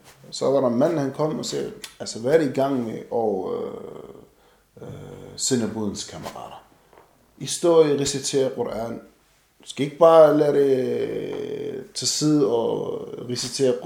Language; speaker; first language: Danish; non-native, fluent; Arabic